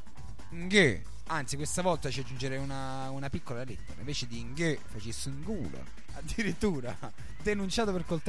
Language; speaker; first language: Italian; native; Italian